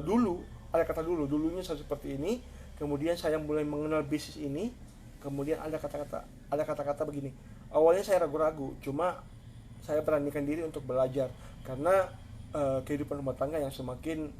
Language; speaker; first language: Indonesian; native; Indonesian